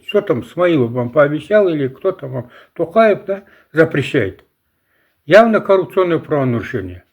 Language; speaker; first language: Russian; non-native, local second language; Kazakh